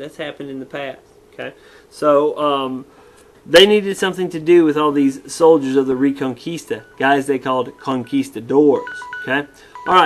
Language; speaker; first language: English; native; English